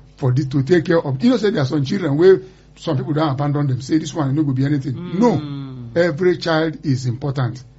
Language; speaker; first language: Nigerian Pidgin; non-native, local second language; Yoruba